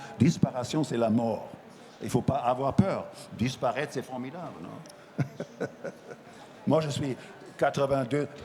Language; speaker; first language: French; non-native, fluent; German